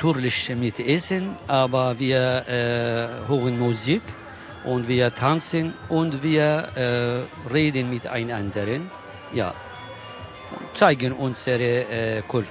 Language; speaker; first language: German; non-native, learner; Kurdish